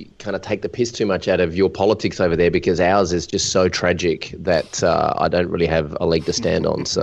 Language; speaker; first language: English; native; English